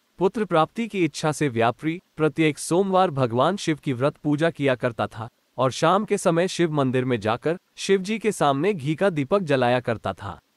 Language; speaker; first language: Hindi; non-native, local second language; Gujarati